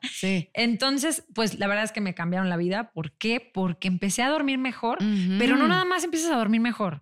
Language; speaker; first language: Spanish; native; Spanish